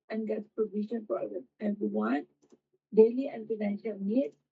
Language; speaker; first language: English; non-native, local second language; Filipino